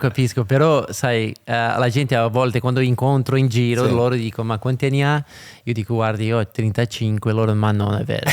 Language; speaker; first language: Italian; non-native, fluent; Portuguese